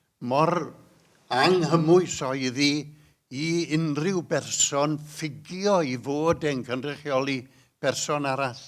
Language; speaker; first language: Welsh; native; Welsh